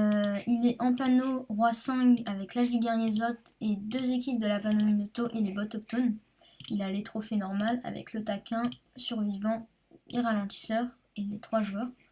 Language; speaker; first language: French; native; French